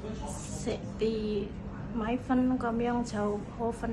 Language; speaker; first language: Cantonese; non-native, learner; Indonesian